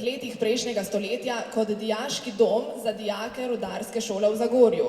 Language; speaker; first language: Slovenian; native; Slovenian